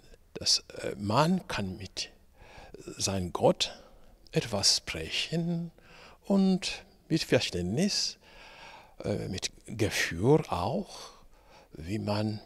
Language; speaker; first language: German; non-native, learner; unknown